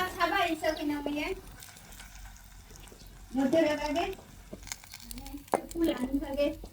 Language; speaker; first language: Korean; non-native, learner; Bangla